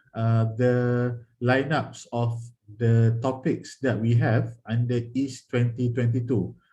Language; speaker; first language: English; non-native, local second language; Malay